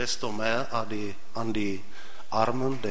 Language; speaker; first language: German; non-native, fluent; Czech